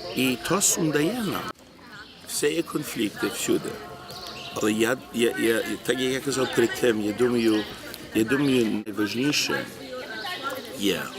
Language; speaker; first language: Ukrainian; early bilingual, heritage; Ukrainian